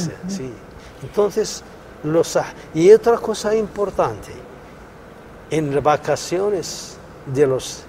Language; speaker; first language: Spanish; non-native, local second language; Arabic